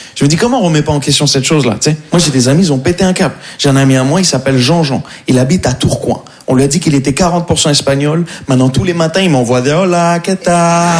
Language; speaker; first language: French; non-native, local second language; Arabic